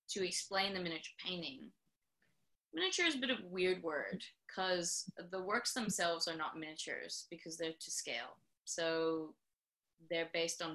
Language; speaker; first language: English; native; English